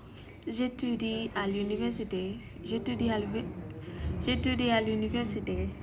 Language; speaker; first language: French; non-native, learner; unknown